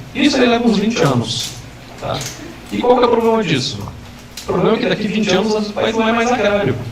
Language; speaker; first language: Portuguese; native; Portuguese